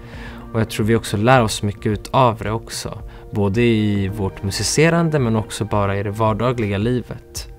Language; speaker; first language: Swedish; early bilingual, other home language; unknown